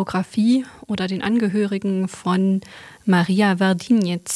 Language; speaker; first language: German; native; German